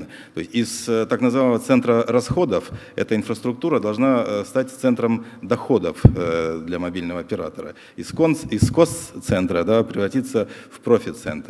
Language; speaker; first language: Russian; native; Russian